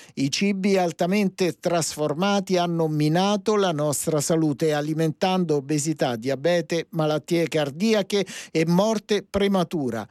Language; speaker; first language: Italian; native; Italian